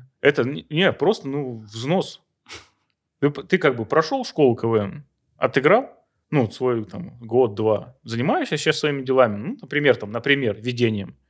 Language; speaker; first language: Russian; native; Russian